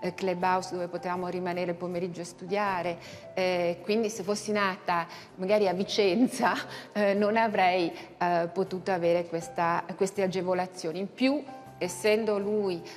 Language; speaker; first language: Italian; native; Italian